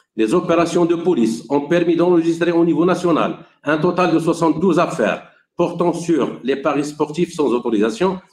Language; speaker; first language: French; non-native, local second language; Arabic